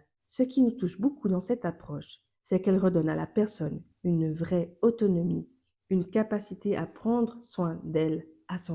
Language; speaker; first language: French; native; French